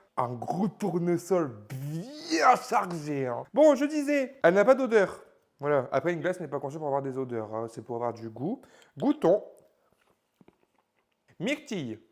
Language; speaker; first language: French; native; French